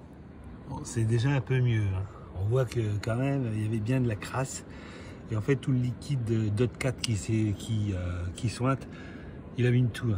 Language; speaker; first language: French; native; French